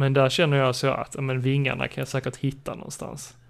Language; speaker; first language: Swedish; native; Swedish